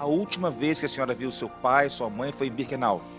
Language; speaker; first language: Portuguese; native; Portuguese